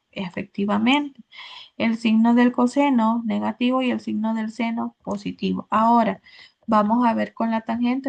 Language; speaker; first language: Spanish; native; Spanish